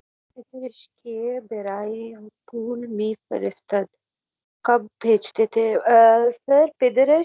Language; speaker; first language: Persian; non-native, learner; Urdu